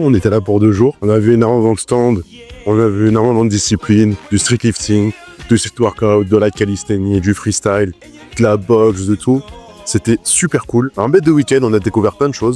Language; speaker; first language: French; native; French